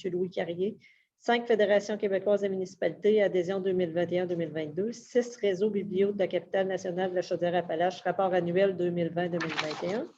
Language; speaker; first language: French; native; French